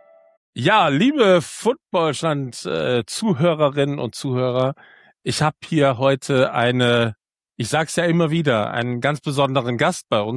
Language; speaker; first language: German; native; German